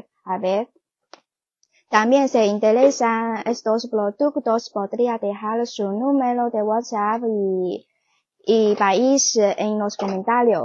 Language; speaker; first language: Spanish; non-native, learner; Chinese